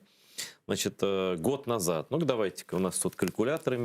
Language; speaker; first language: Russian; native; Russian